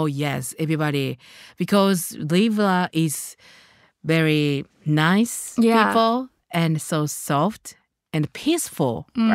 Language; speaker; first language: English; non-native, learner; Japanese